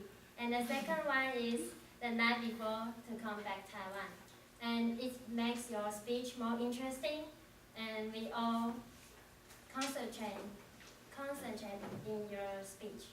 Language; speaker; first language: English; non-native, learner; Chinese